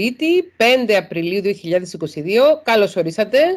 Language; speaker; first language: Greek; native; Greek